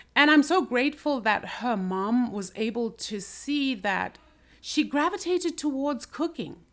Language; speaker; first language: English; non-native, local second language; Shona